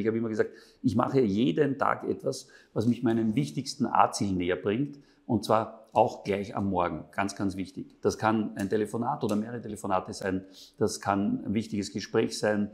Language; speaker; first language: German; native; German